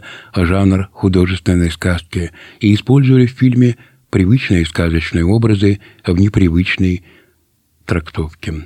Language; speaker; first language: Russian; native; Russian